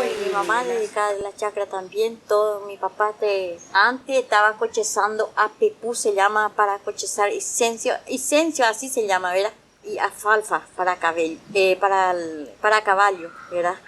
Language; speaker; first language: Spanish; non-native, local second language; Guarani